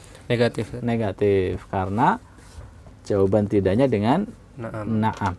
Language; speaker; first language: Indonesian; native; Indonesian